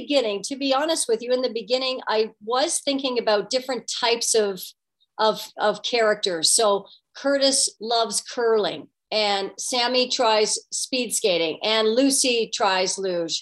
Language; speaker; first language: English; native; English